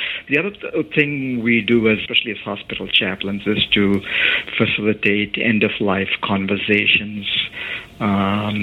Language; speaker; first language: English; non-native, local second language; Malayalam